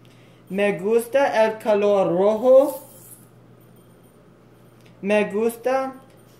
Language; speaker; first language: Spanish; non-native, learner; English